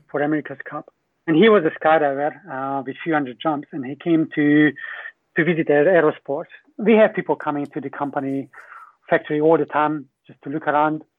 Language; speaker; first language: English; non-native, fluent; Hungarian